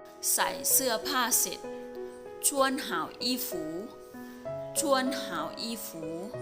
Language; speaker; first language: Chinese; non-native, fluent; Thai